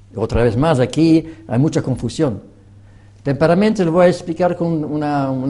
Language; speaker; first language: Spanish; non-native, fluent; French